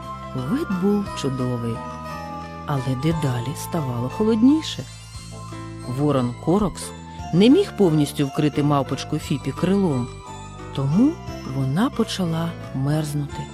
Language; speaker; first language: Ukrainian; native; Ukrainian